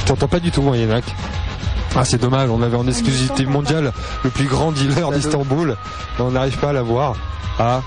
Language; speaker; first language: French; native; French